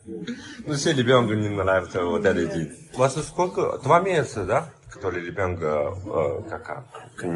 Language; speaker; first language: Russian; non-native, learner; Chinese